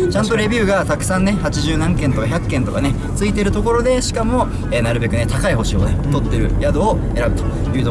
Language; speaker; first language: Japanese; native; Japanese